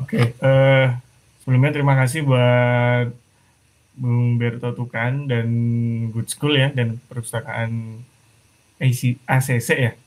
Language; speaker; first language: Indonesian; native; Indonesian